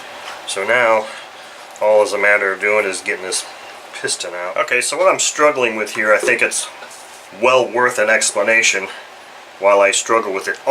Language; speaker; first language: English; native; English